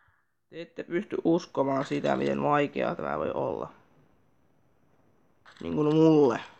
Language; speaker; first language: Finnish; native; Finnish